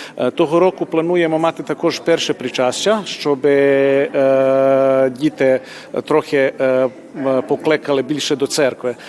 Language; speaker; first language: Ukrainian; early bilingual, heritage; Ukrainian